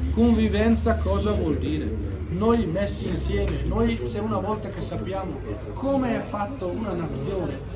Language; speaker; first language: Italian; non-native, fluent; Urdu